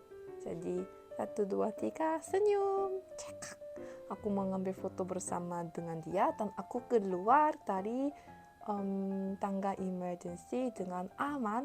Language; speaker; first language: Indonesian; non-native, learner; Korean